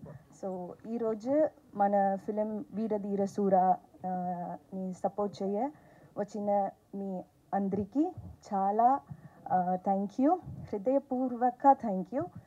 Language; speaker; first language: Telugu; non-native, learner; Tamil